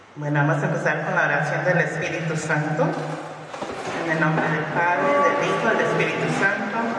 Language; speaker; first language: Spanish; early bilingual, heritage; Spanish